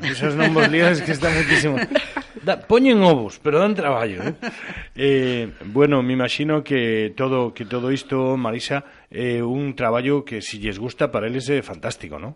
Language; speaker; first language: Galician; non-native, local second language; Spanish